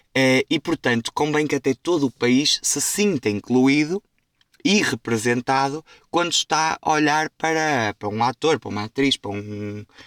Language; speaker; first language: Portuguese; native; Portuguese